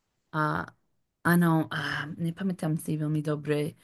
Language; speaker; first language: Slovak; non-native, learner; English